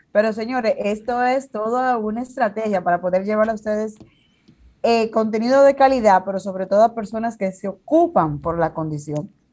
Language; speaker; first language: Spanish; native; Spanish